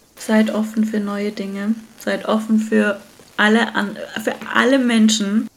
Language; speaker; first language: German; early bilingual, other home language; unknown